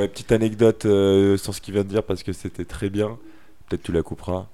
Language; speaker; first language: French; native; French